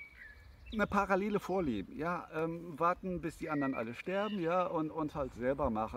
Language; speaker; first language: German; native; German